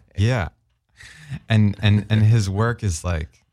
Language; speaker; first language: English; native; English